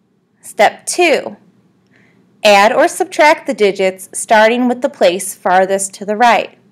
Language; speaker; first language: English; native; English